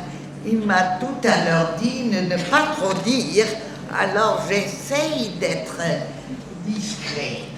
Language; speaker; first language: French; non-native, learner; German